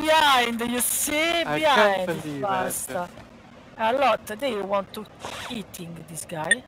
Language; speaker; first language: English; non-native, learner; Hungarian